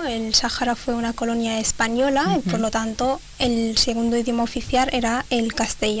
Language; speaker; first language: Spanish; early bilingual, other home language; Arabic